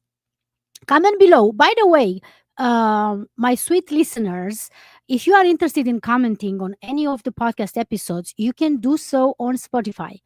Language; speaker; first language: English; non-native, fluent; Romanian